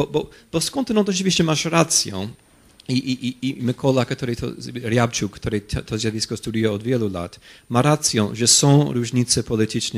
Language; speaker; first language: Polish; non-native, fluent; English